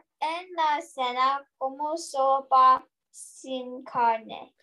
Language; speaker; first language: Spanish; non-native, learner; English